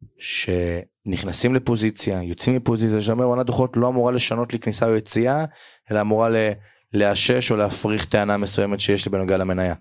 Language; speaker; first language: Hebrew; native; Hebrew